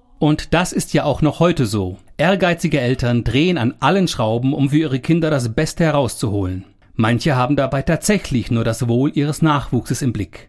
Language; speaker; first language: German; native; German